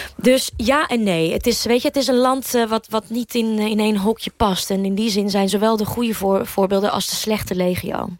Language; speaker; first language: Dutch; early bilingual, other home language; Russian